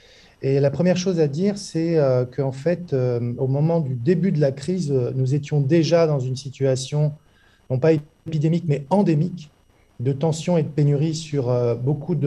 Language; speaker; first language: French; native; French